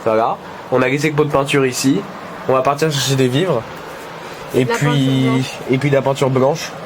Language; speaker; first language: French; native; French